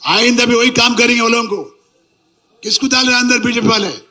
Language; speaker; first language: Hindi; non-native, local second language; Telugu